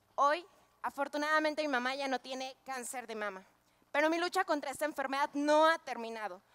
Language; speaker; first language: Spanish; native; Spanish